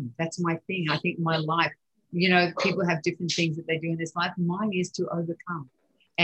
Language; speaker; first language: English; native; English